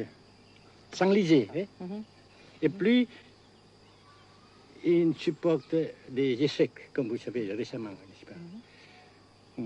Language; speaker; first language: French; non-native, local second language; Vietnamese